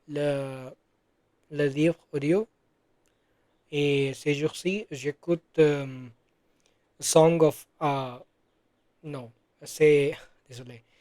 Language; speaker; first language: French; non-native, learner; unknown